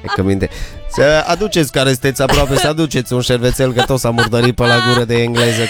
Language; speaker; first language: Romanian; native; Romanian